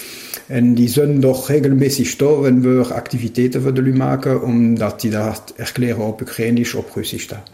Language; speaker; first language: German; non-native, local second language; French